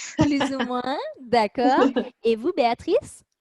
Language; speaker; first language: French; native; French